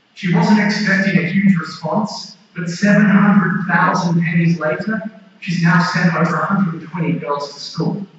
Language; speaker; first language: English; native; English